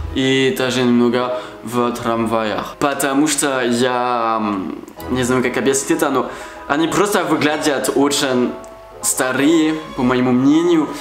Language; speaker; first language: Russian; non-native, learner; French